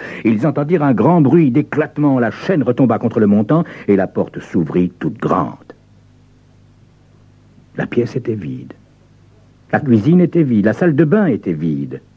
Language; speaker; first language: French; native; French